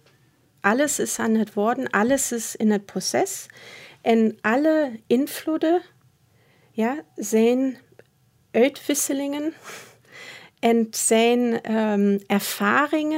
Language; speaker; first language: Dutch; non-native, fluent; German